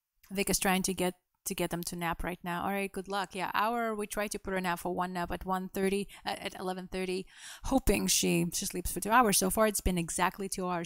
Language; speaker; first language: English; non-native, fluent; Russian